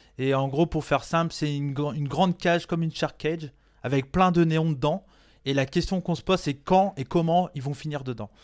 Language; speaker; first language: French; native; French